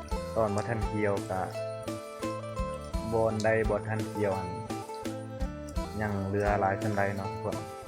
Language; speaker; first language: Thai; non-native, local second language; Northeastern Thai